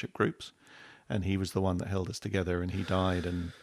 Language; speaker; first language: English; native; English